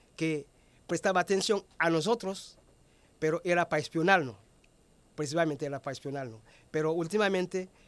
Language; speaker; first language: Spanish; non-native, fluent; Haitian Creole